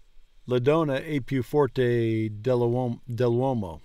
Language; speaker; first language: Italian; non-native, learner; English